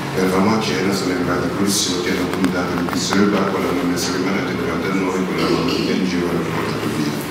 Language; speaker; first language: Italian; non-native, fluent; Wolof